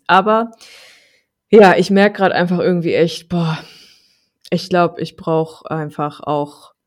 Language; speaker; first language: German; native; German